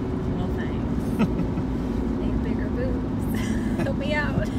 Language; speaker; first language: English; native; English